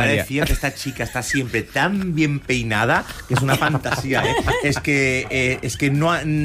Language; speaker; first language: Spanish; native; Spanish